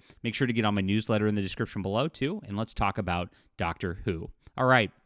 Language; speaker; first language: English; native; English